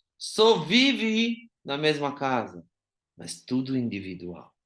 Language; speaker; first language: Portuguese; non-native, fluent; Hebrew